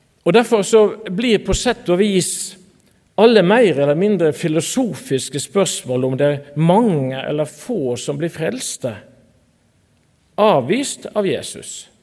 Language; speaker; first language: Norwegian; native; Norwegian